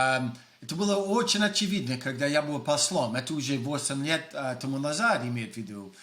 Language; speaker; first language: Russian; non-native, fluent; English